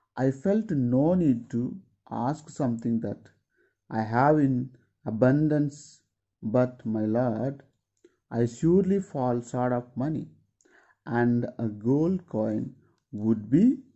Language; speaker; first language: English; non-native, local second language; Telugu